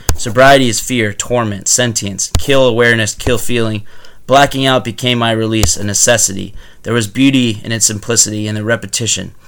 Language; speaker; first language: English; native; English